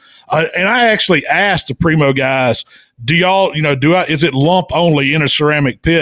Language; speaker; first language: English; native; English